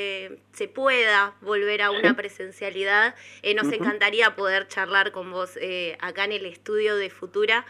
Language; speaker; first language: Spanish; native; Spanish